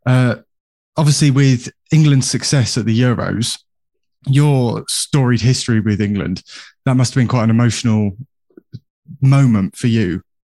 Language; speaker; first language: English; native; English